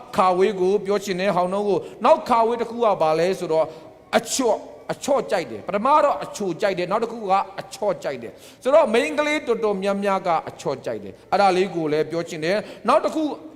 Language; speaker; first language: Burmese; non-native, local second language; Tedim Chin